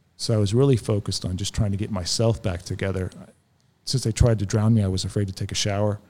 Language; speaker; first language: English; native; English